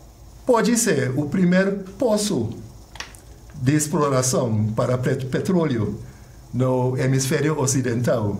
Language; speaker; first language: Portuguese; non-native, fluent; English